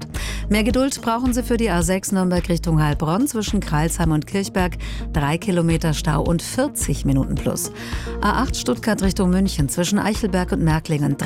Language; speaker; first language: German; native; German